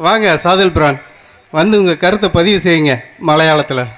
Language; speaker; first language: Tamil; native; Tamil